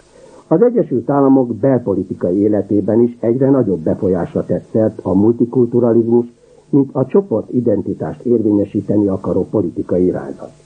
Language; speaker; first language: Hungarian; native; Hungarian